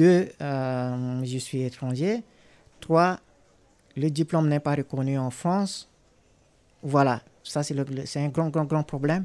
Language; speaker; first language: French; non-native, local second language; Sango